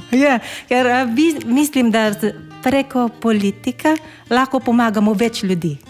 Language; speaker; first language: Slovenian; non-native, learner; Filipino